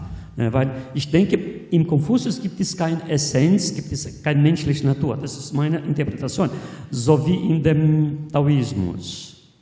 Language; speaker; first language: German; non-native, fluent; Portuguese